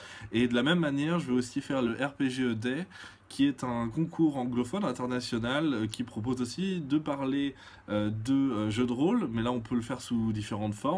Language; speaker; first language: French; native; French